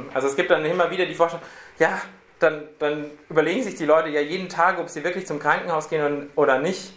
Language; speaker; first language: German; native; German